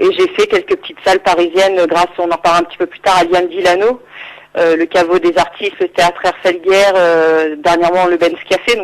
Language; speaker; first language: French; native; French